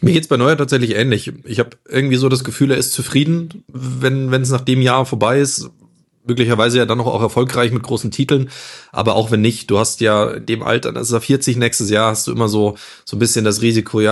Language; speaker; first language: German; native; German